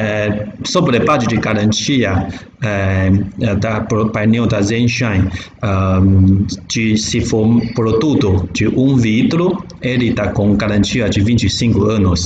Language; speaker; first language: Portuguese; non-native, learner; Chinese